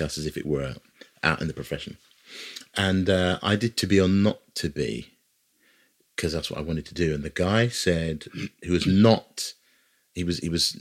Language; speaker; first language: English; native; English